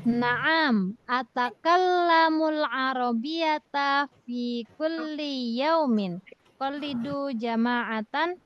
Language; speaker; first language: Arabic; non-native, fluent; Indonesian